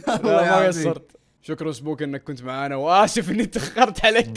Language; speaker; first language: Arabic; native; Arabic